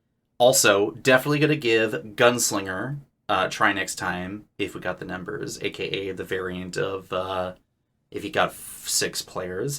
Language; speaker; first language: English; native; English